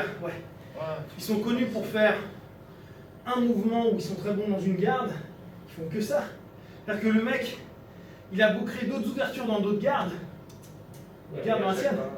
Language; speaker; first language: French; native; French